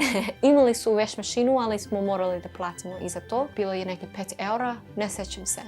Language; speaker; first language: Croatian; non-native, learner; English